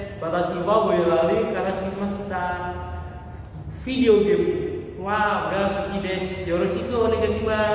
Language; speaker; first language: Japanese; non-native, learner; Indonesian